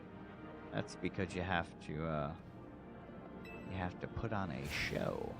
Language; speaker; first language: English; native; English